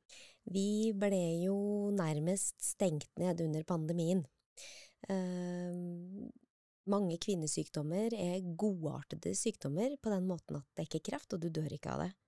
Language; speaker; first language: Norwegian; native; Norwegian